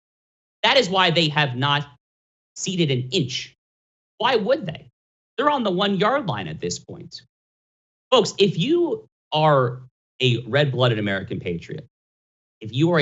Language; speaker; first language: English; native; English